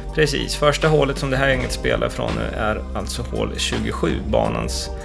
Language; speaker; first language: Swedish; native; Swedish